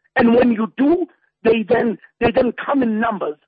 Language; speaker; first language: English; non-native, local second language; Zulu